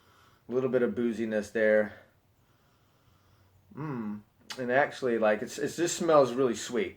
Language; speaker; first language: English; native; English